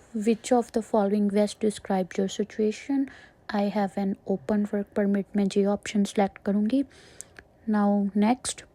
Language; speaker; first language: Hindi; non-native, local second language; Punjabi